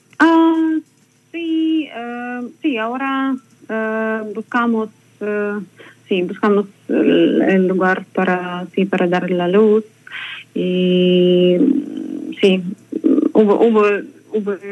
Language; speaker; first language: Spanish; non-native, learner; Russian